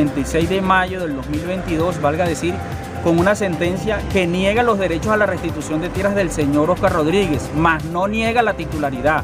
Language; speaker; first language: Spanish; native; Spanish